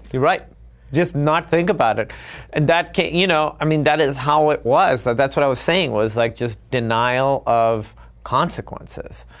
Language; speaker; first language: English; non-native, local second language; Urdu